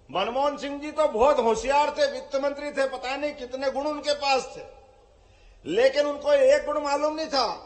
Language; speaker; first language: Hindi; native; Hindi